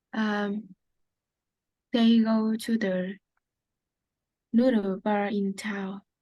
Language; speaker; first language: English; non-native, learner; Vietnamese